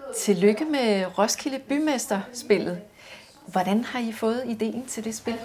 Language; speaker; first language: Danish; native; Danish